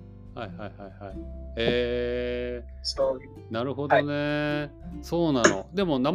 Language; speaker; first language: Japanese; native; Japanese